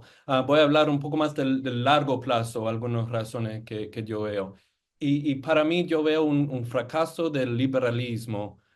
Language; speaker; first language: Spanish; non-native, fluent; English